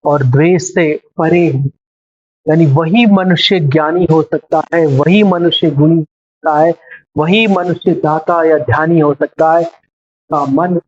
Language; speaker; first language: Hindi; non-native, local second language; Telugu